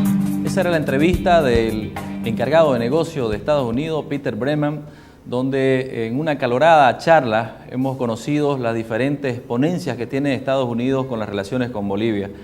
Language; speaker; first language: Spanish; native; Spanish